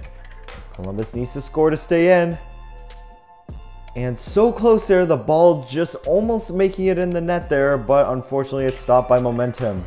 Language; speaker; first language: English; native; English